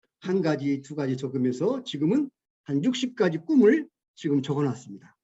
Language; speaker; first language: Korean; native; Korean